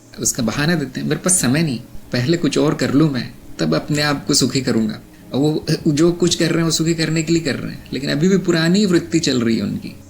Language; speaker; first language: Hindi; non-native, local second language; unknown